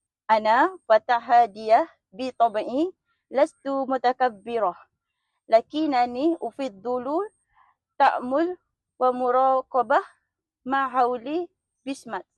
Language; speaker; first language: Arabic; non-native, learner; Malay